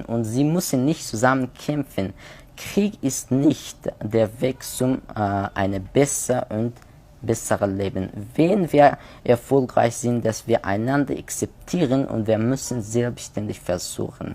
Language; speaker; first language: German; non-native, learner; Persian